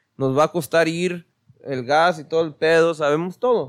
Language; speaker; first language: Spanish; early bilingual, heritage; Spanish